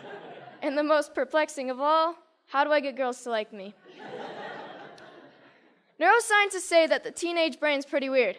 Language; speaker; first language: English; native; English